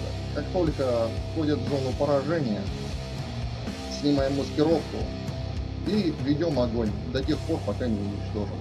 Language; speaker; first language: Russian; native; Russian